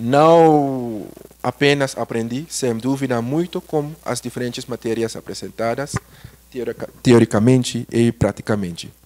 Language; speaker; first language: Portuguese; non-native, learner; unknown